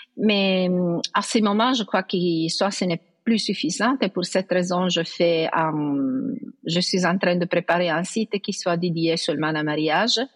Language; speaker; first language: French; non-native, fluent; Italian